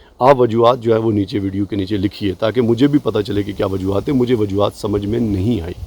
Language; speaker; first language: Urdu; non-native, local second language; Pahari-Potwari